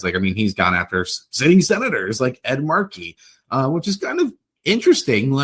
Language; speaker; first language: English; native; English